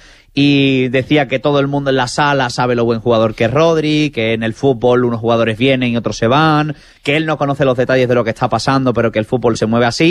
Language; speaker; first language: Spanish; native; Spanish